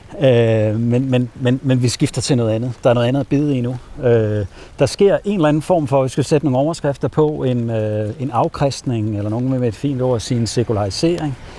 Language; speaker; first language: Danish; native; Danish